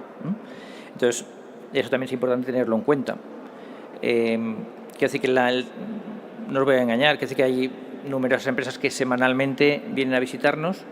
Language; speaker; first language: Spanish; native; Spanish